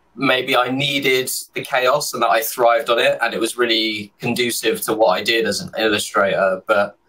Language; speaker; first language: English; native; English